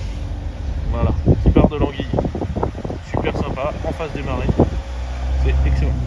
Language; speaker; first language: French; native; French